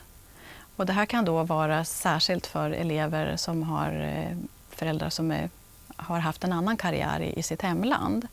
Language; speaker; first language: Swedish; native; Swedish